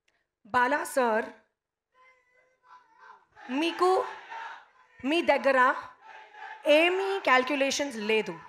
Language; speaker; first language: Telugu; non-native, local second language; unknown